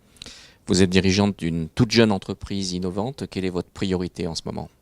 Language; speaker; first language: French; native; French